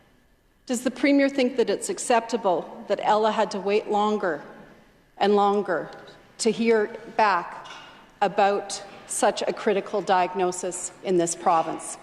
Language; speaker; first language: English; native; English